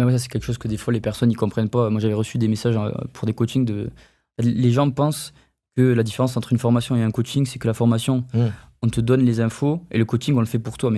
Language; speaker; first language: French; native; French